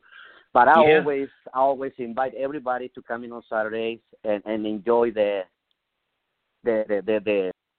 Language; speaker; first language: English; non-native, learner; Spanish